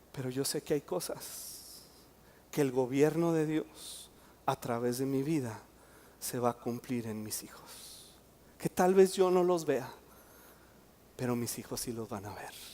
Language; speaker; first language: Spanish; native; Spanish